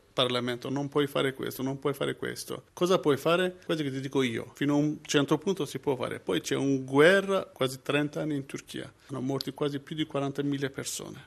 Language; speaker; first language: Italian; non-native, learner; Kurdish